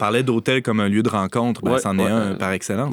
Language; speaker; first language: French; native; French